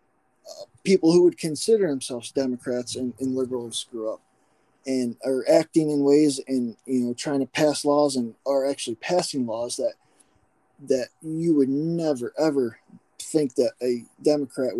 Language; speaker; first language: English; native; English